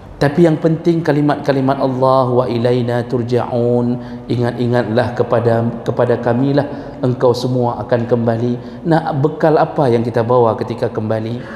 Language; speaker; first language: Malay; non-native, local second language; Achinese